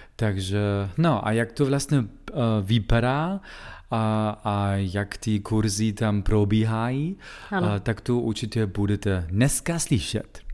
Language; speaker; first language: Czech; non-native, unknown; German